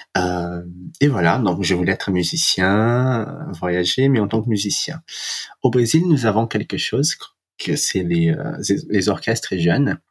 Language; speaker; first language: French; non-native, fluent; Portuguese